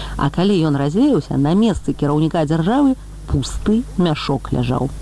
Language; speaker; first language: Belarusian; native; Belarusian